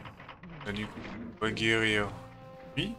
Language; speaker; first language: French; native; French